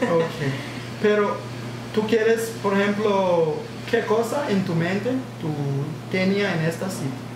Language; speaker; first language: Spanish; non-native, learner; English